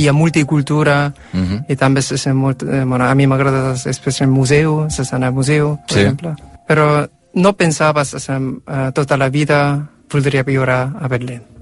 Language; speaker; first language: Catalan; non-native, learner; Korean